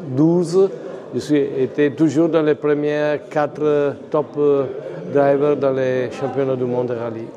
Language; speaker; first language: French; non-native, fluent; Italian